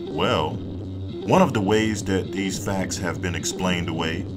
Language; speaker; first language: English; native; English